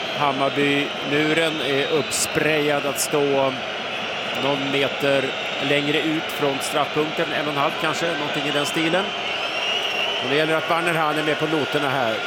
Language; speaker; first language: Swedish; native; Swedish